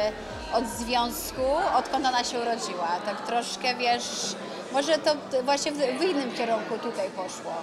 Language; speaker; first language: Polish; early bilingual, other home language; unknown